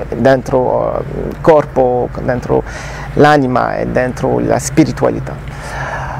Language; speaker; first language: Italian; non-native, learner; French